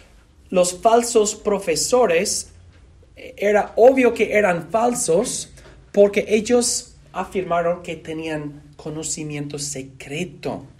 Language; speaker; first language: Spanish; non-native, fluent; English